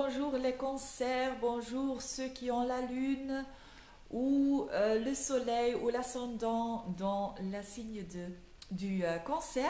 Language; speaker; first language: French; non-native, local second language; Dutch